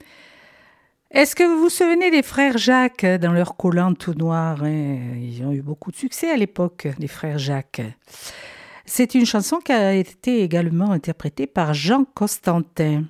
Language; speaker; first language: French; native; French